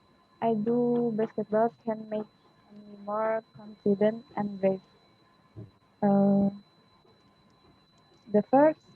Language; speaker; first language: English; non-native, learner; Indonesian